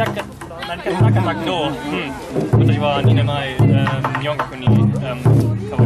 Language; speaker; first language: Japanese; non-native, learner; German